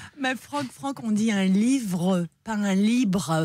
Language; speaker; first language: French; native; French